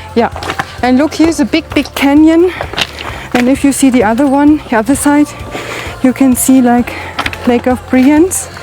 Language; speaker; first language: English; non-native, learner; German